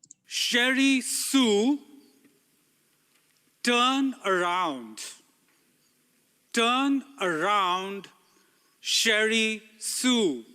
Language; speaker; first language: English; non-native, learner; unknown